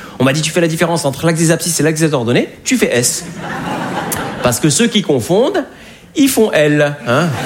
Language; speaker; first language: French; native; French